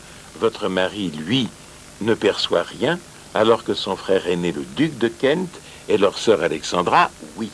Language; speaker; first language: French; early bilingual, other home language; Russian